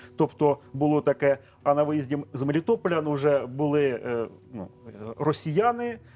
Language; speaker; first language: Ukrainian; native; Ukrainian